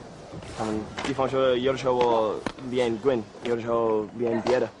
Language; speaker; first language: Chinese; non-native, learner; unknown